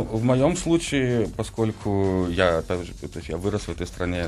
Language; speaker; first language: Russian; native; Russian